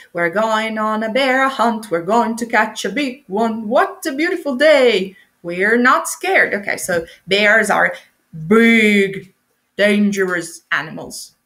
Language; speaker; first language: English; non-native, fluent; Italian